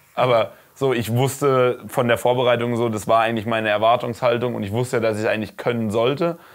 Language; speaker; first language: German; native; German